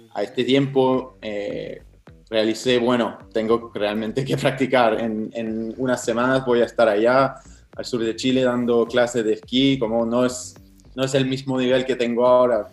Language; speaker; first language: Spanish; non-native, fluent; English